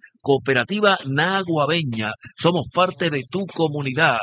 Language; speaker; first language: Spanish; native; Spanish